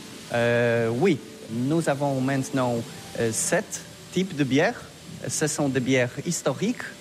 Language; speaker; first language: French; non-native, learner; Polish